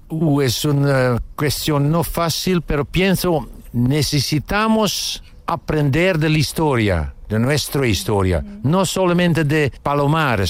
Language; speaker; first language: Spanish; non-native, learner; French